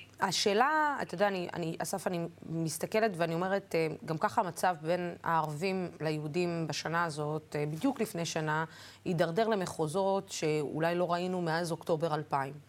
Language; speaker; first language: Hebrew; non-native, local second language; Arabic